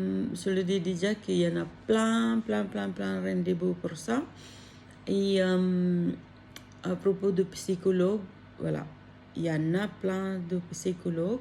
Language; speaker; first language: French; non-native, learner; Filipino